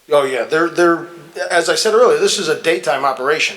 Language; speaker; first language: English; native; English